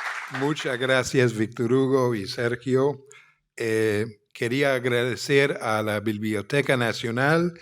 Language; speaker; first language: Spanish; non-native, fluent; English